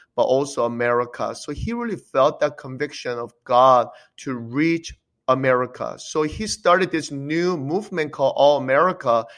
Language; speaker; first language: English; early bilingual, other home language; Korean